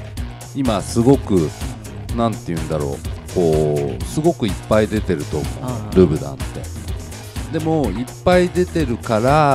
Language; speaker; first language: Japanese; native; Japanese